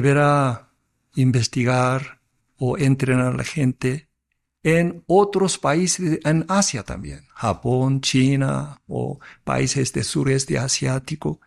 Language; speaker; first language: Spanish; non-native, fluent; Korean